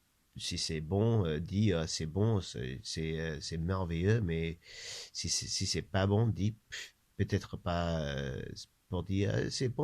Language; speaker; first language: French; non-native, learner; English